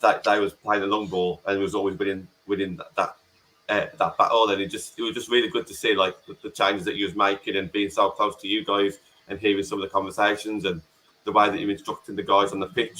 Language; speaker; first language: English; native; English